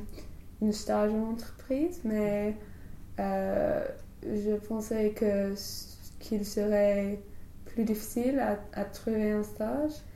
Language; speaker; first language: French; non-native, learner; English